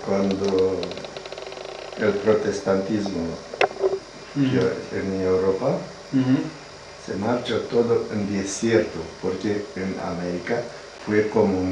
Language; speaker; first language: Spanish; non-native, learner; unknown